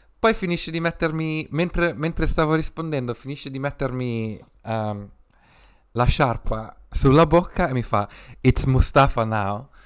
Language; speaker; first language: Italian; early bilingual, other home language; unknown